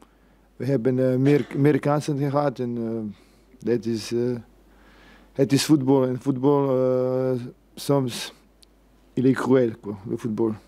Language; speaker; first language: Dutch; non-native, fluent; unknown